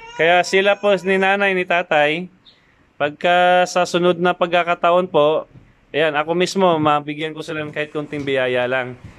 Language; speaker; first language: Filipino; non-native, local second language; Cebuano